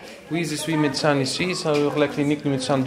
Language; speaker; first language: French; non-native, learner; Greek